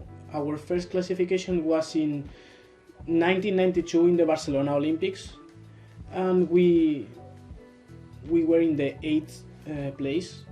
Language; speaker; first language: English; non-native, learner; Spanish